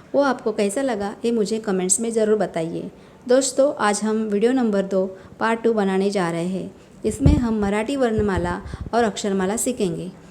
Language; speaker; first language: Hindi; non-native, local second language; Marathi